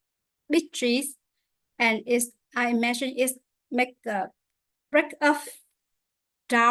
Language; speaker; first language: English; non-native, learner; Vietnamese